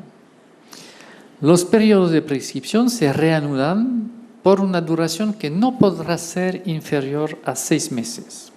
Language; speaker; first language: Spanish; non-native, fluent; French